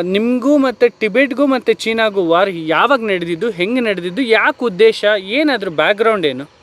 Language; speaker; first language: Kannada; native; Kannada